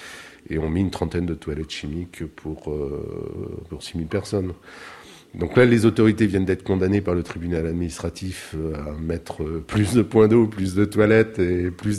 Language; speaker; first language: French; native; French